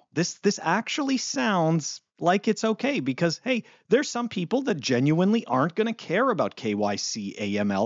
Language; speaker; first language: English; native; English